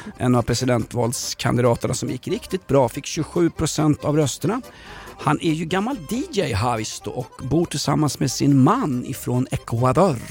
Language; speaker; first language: Swedish; native; Swedish